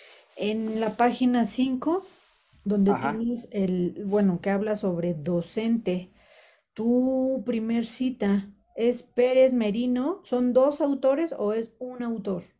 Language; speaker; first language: Spanish; native; Spanish